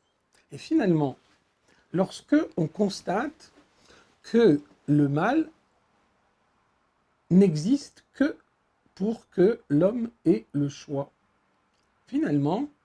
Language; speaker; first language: French; native; French